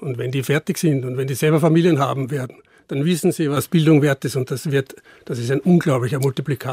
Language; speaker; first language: German; native; German